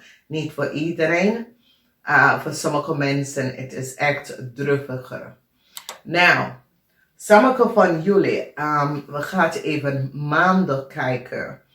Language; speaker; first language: Dutch; non-native, learner; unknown